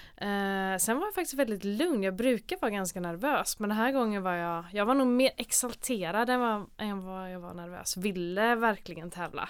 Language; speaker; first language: Swedish; native; Swedish